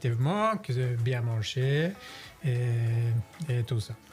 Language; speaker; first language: French; non-native, fluent; Norwegian